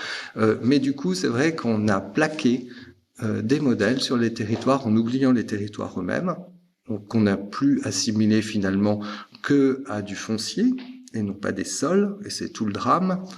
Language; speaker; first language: French; native; French